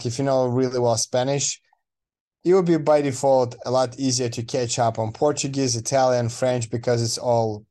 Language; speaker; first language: English; non-native, fluent; Romanian